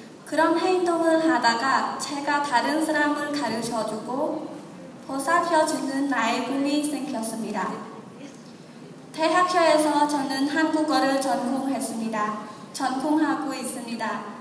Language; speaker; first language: Korean; non-native, learner; Khmer